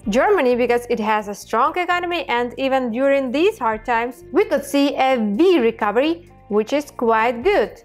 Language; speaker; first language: English; non-native, fluent; Russian